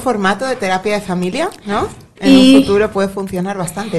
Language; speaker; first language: Spanish; native; Spanish